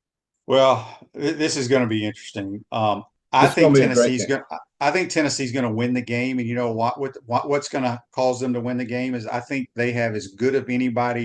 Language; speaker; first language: English; native; English